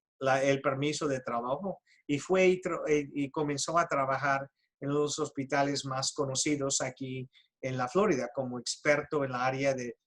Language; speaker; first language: Spanish; early bilingual, heritage; Spanish